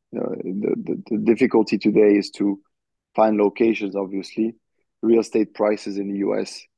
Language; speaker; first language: English; non-native, fluent; French